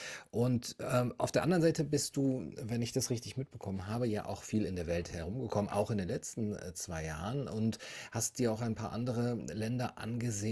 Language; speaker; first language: German; native; German